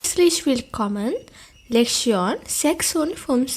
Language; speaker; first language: German; non-native, fluent; Sinhala